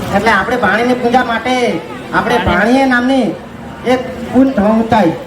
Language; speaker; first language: Gujarati; non-native, local second language; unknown